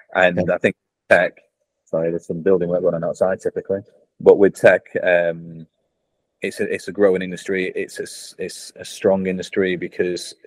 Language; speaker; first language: English; native; English